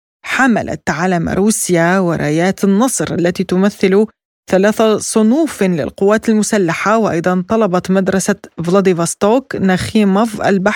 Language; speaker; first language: Arabic; native; Arabic